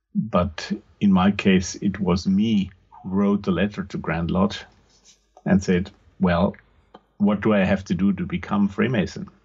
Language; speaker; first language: English; non-native, fluent; German